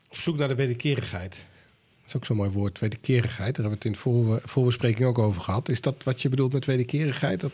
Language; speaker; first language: Dutch; native; Dutch